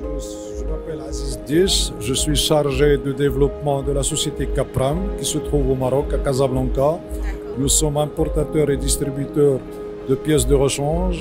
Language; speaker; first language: French; non-native, local second language; Arabic